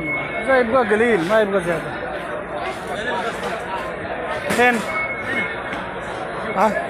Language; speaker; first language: Arabic; non-native, learner; Urdu